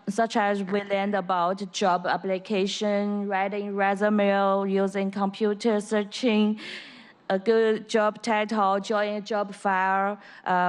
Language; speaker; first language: English; non-native, learner; Chinese